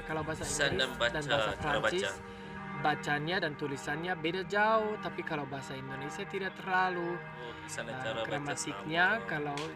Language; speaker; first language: Indonesian; non-native, fluent; German